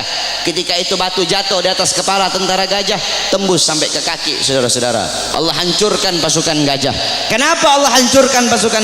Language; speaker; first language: Indonesian; native; Indonesian